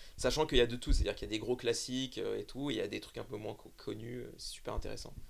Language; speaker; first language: French; native; French